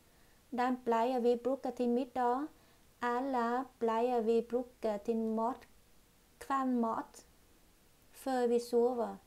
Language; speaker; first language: Norwegian; non-native, learner; Vietnamese